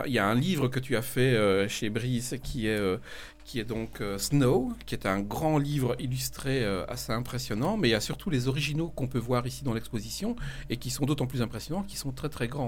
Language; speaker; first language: French; native; French